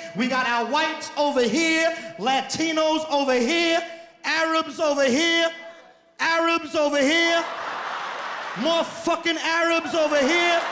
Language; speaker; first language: English; native; English